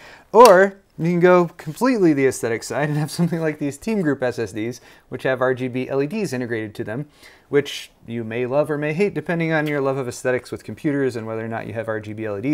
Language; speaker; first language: English; native; English